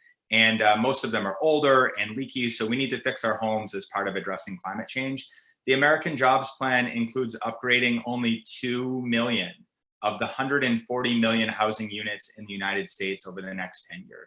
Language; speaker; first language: English; native; English